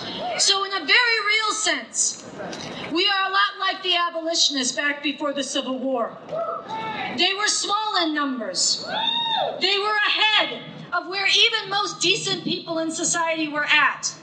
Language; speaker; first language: English; native; English